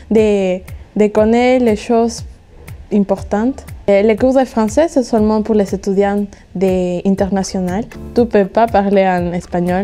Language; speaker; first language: French; non-native, fluent; Spanish